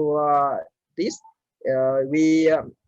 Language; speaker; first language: English; non-native, learner; Vietnamese